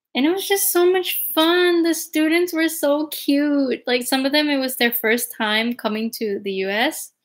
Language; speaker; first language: English; native; English